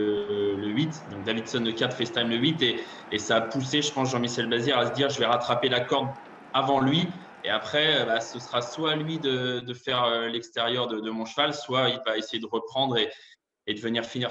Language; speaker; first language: French; native; French